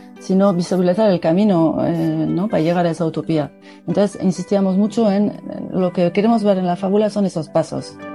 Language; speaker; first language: Spanish; non-native, fluent; French